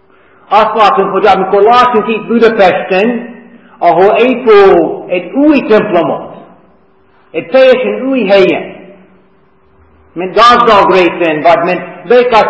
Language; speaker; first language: Hungarian; non-native, fluent; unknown